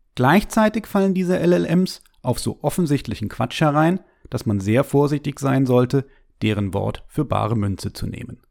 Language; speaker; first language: German; native; German